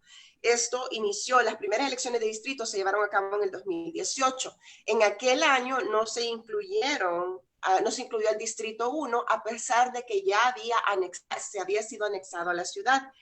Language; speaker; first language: Spanish; native; Spanish